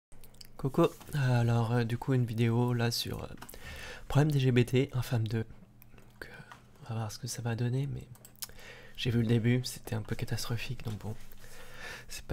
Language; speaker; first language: French; native; French